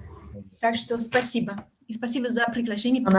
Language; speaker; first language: Russian; non-native, fluent; English